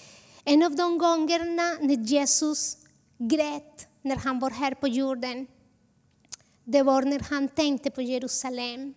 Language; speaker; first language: Swedish; non-native, fluent; Spanish